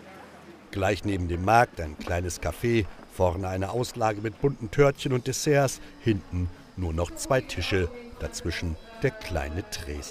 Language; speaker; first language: German; native; German